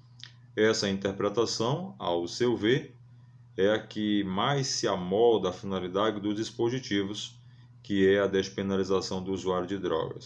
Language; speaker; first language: Portuguese; native; Portuguese